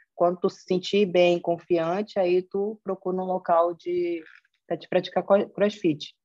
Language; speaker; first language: Portuguese; native; Portuguese